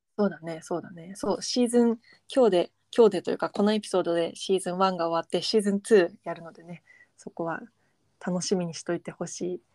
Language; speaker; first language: Japanese; native; Japanese